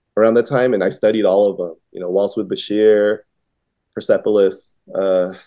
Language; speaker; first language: English; early bilingual, other home language; Vietnamese